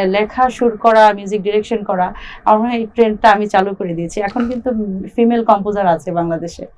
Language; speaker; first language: Bangla; native; Bangla